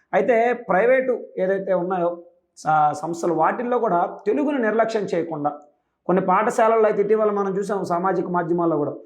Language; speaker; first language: Telugu; native; Telugu